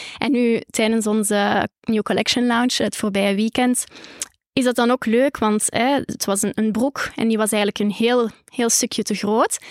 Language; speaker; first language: Dutch; native; Dutch